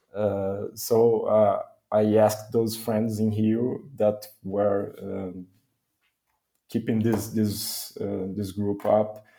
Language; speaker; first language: English; non-native, fluent; Portuguese